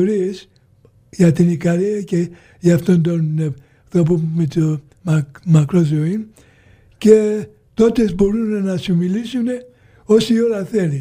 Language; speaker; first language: Greek; early bilingual, heritage; Greek